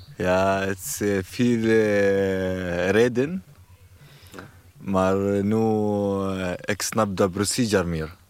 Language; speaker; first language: Dutch; non-native, learner; Arabic